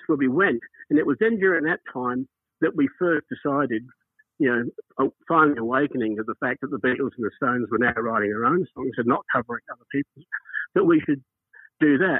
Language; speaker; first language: English; native; English